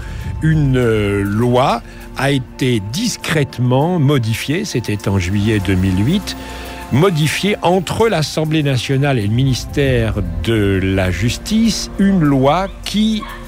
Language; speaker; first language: French; native; French